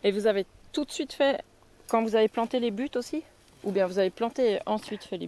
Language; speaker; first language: French; native; French